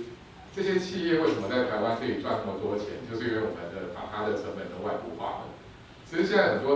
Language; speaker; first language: Chinese; native; Chinese